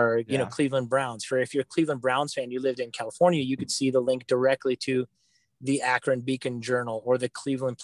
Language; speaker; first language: English; native; English